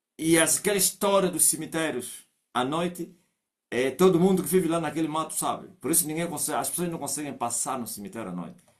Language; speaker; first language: Portuguese; non-native, local second language; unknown